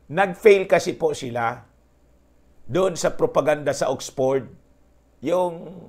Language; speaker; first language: Filipino; non-native, local second language; Bikol